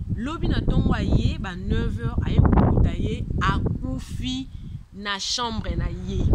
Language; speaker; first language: French; non-native, local second language; Lingala